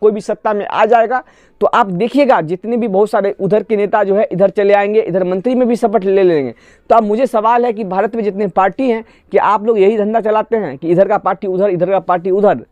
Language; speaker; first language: Hindi; non-native, local second language; Assamese